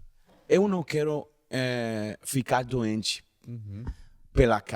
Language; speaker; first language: Portuguese; non-native, learner; Spanish